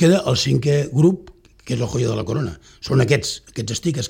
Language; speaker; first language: Catalan; native; Catalan